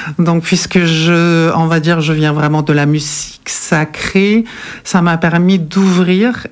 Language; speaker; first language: French; non-native, fluent; German